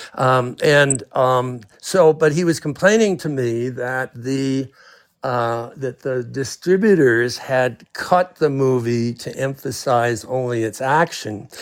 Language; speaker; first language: English; native; English